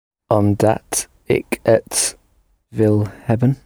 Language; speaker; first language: Dutch; non-native, learner; English